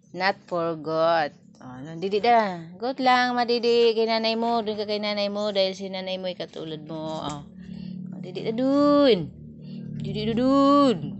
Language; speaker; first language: Filipino; native; Filipino